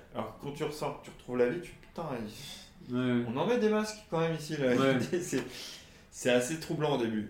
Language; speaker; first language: French; native; French